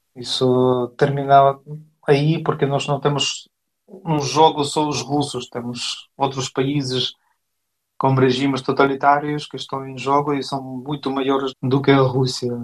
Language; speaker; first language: Portuguese; non-native, fluent; Ukrainian